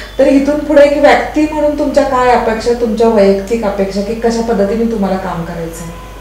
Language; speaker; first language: Marathi; native; Marathi